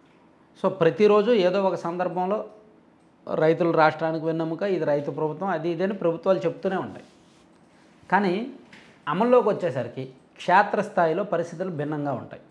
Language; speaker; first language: Telugu; native; Telugu